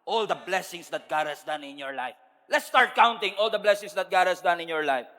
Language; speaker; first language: English; non-native, local second language; Filipino